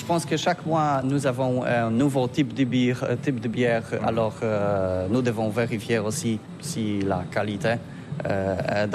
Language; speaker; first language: French; non-native, learner; Polish